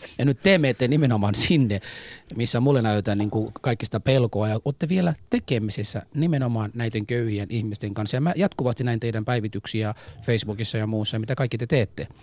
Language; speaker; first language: Finnish; early bilingual, other home language; Somali